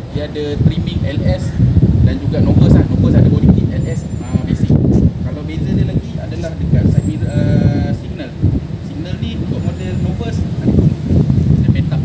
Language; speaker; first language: Malay; native; Malay